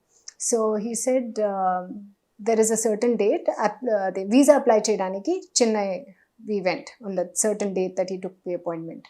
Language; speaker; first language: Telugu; non-native, learner; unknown